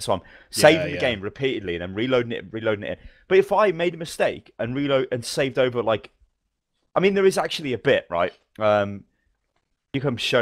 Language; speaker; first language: English; native; English